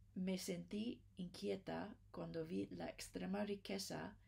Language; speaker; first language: Spanish; non-native, learner; English